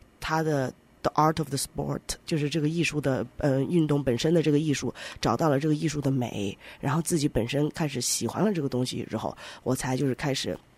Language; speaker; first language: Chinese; native; Chinese